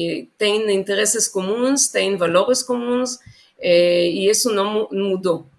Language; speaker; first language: Portuguese; non-native, fluent; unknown